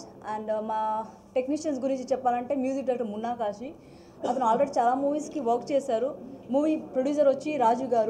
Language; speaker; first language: Telugu; non-native, fluent; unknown